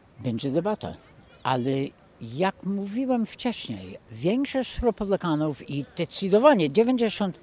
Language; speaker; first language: Polish; non-native, fluent; English